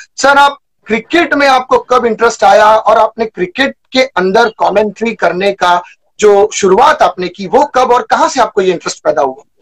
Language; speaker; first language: Hindi; native; Hindi